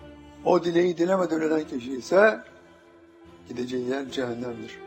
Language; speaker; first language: Turkish; native; Turkish